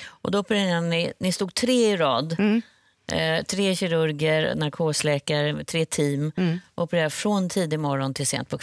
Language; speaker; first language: Swedish; native; Swedish